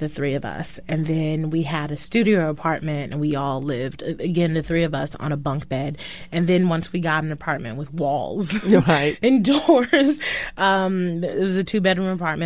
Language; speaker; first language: English; native; English